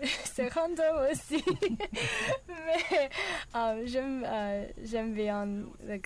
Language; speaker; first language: French; non-native, learner; English